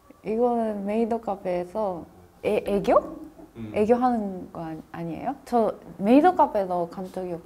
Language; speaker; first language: Korean; non-native, fluent; Japanese